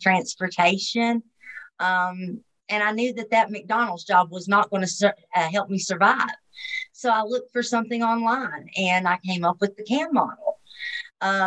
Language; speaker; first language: English; native; English